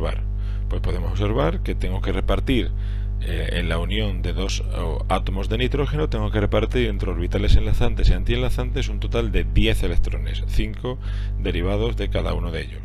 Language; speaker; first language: Spanish; native; Spanish